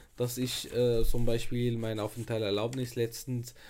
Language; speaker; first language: German; non-native, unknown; Arabic